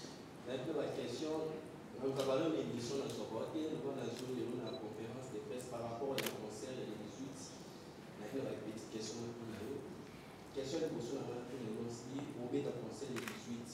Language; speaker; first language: French; non-native, local second language; Lingala